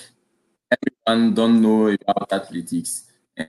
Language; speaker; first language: English; non-native, learner; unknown